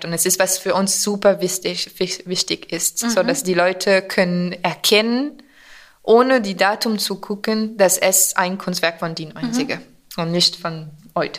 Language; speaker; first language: German; non-native, fluent; French